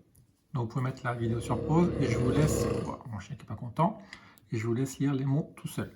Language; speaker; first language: French; native; French